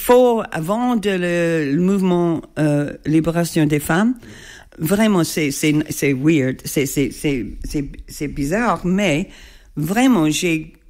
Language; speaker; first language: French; non-native, learner; English